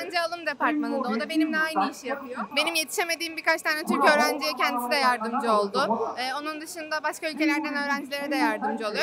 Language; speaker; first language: Turkish; native; Turkish